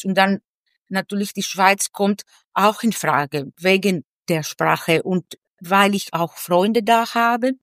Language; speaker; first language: German; non-native, fluent; Greek